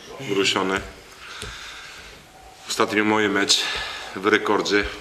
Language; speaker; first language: Polish; non-native, learner; Italian